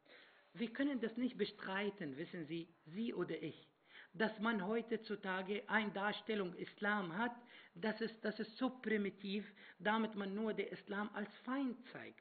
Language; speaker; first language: German; non-native, fluent; Arabic